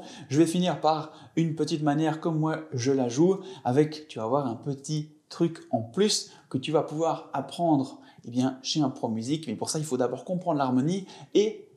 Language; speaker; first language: French; native; French